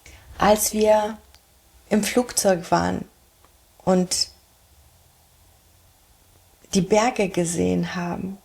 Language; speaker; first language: German; early bilingual, heritage; German